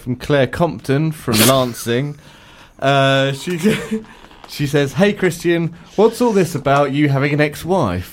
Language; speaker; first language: English; native; English